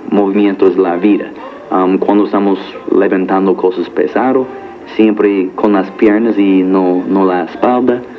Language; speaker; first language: Spanish; non-native, learner; English